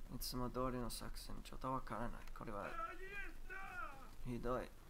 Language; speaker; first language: Japanese; non-native, learner; English